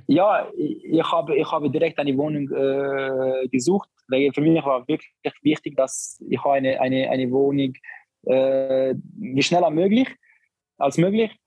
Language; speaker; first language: German; non-native, learner; Albanian